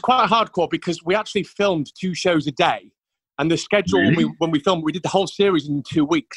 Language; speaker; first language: English; native; English